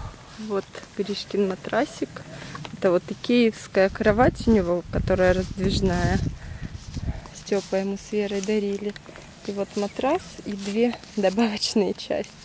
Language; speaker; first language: Russian; native; Russian